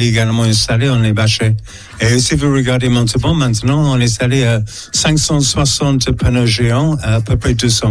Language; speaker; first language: French; non-native, fluent; English